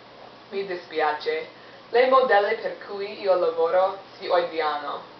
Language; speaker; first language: Italian; non-native, learner; English